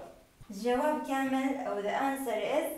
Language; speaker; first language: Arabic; native; Arabic